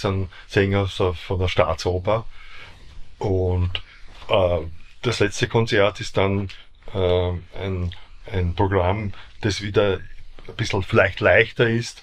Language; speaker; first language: German; native; German